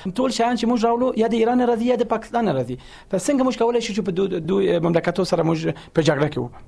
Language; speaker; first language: Pashto; non-native, local second language; Persian